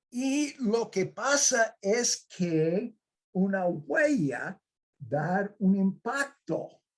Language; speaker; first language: Spanish; non-native, fluent; English